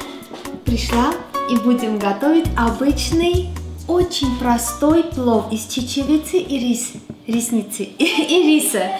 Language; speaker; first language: Russian; non-native, fluent; Armenian